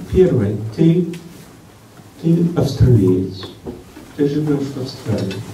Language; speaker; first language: Russian; early bilingual, heritage; Russian